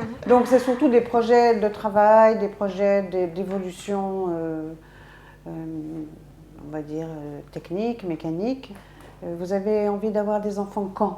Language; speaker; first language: French; native; French